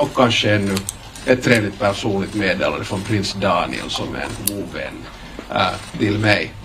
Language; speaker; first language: Swedish; native; Swedish